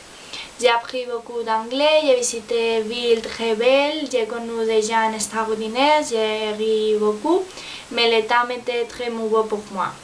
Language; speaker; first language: French; non-native, learner; Spanish